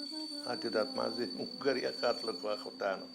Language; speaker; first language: Hebrew; non-native, fluent; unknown